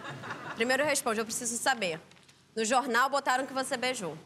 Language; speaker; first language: Portuguese; native; Portuguese